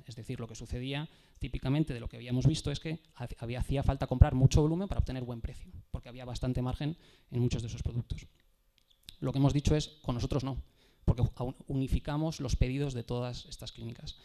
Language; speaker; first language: Spanish; native; Spanish